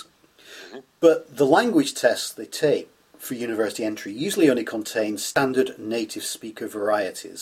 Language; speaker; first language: English; native; English